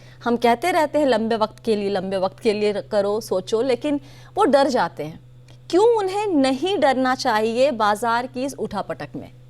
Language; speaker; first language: Hindi; native; Hindi